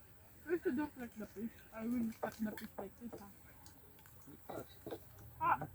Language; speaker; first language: English; non-native, learner; Filipino